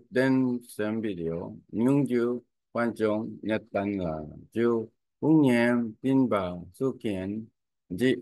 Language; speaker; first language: Vietnamese; non-native, learner; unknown